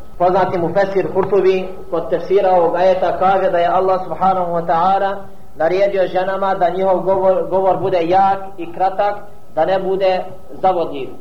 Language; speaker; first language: Bosnian; non-native, fluent; Arabic